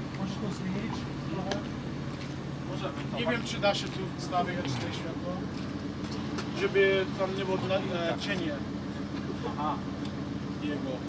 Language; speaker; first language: Polish; non-native, learner; English